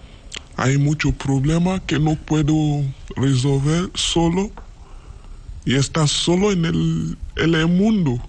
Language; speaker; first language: Spanish; non-native, learner; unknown